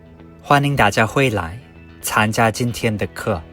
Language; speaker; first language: Chinese; non-native, fluent; English